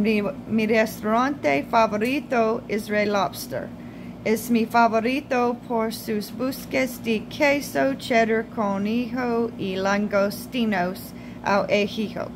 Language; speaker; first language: Spanish; non-native, learner; English